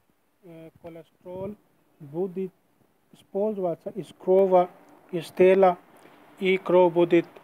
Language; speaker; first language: Russian; non-native, learner; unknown